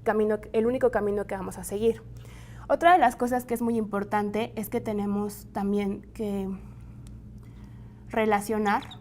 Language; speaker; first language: Spanish; native; Spanish